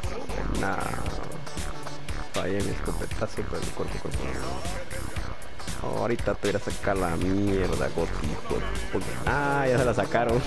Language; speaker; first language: Spanish; native; Spanish